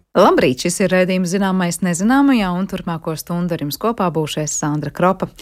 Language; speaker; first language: Latvian; native; Latvian